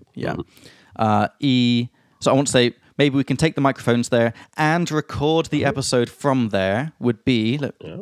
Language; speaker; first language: English; native; English